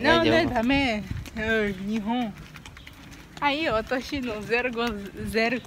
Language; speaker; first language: Japanese; non-native, learner; Portuguese